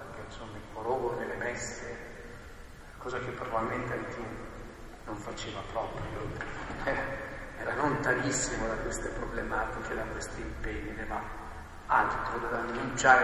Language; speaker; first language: Italian; native; Italian